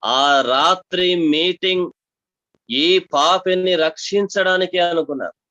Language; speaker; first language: Telugu; non-native, local second language; Tamil